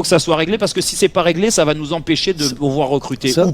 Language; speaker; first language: French; native; French